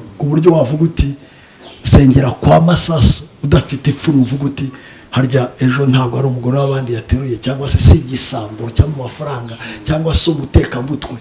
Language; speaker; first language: Kinyarwanda; native; Kinyarwanda